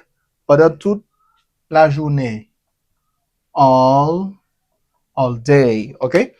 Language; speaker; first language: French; non-native, learner; Haitian Creole